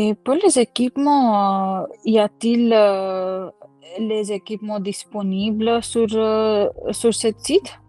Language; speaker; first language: French; non-native, learner; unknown